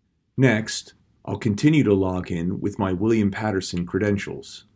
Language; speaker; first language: English; native; English